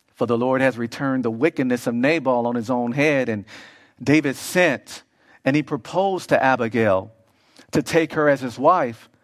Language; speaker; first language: English; native; English